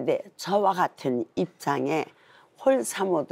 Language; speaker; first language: Korean; native; Korean